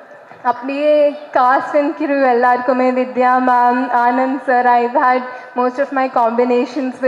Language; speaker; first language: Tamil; non-native, learner; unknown